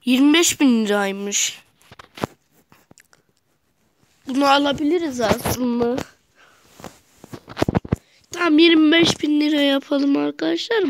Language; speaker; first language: Turkish; native; Turkish